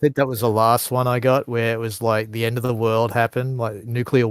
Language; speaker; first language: English; native; English